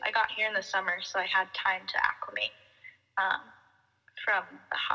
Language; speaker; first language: English; native; English